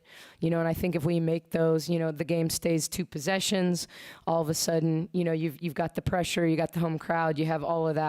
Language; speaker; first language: English; native; English